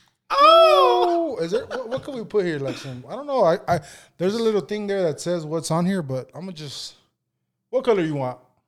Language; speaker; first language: English; early bilingual, other home language; Spanish